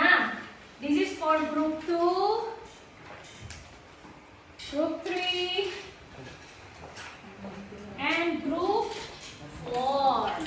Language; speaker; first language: English; non-native, local second language; Indonesian